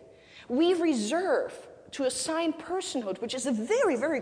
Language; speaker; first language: English; non-native, fluent; German